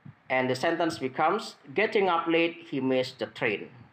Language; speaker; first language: English; non-native, fluent; Indonesian